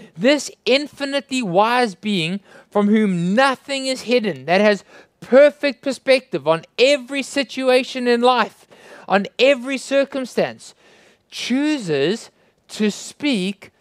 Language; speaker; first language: English; native; English